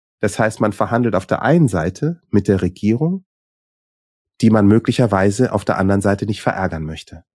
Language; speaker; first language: German; early bilingual, other home language; Swahili